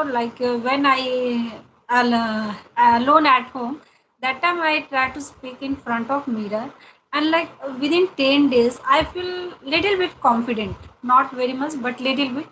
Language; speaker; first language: English; non-native, learner; Hindi